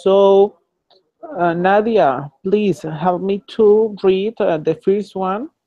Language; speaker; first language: English; non-native, fluent; Spanish